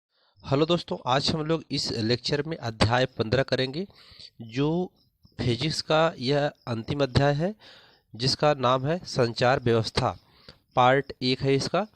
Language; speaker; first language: Hindi; native; Hindi